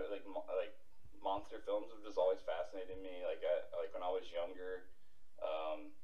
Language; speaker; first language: English; native; English